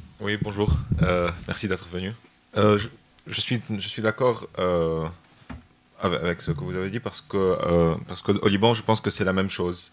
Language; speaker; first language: French; non-native, local second language; Arabic